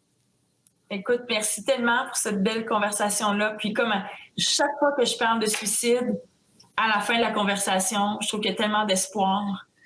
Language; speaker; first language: French; native; French